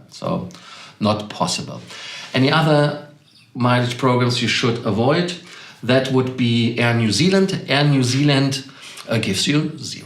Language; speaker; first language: English; non-native, fluent; German